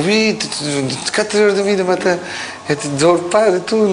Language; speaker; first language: French; non-native, learner; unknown